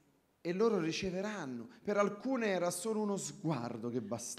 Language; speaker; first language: Italian; native; Italian